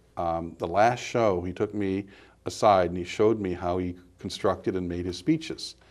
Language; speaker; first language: English; native; English